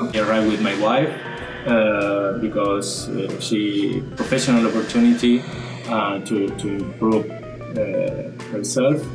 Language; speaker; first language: English; non-native, fluent; Spanish